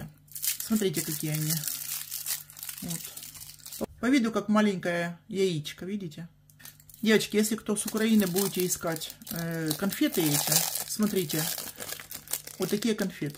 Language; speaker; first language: Russian; native; Russian